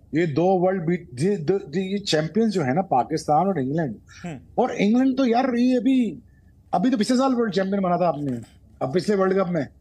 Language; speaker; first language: Urdu; non-native, local second language; Punjabi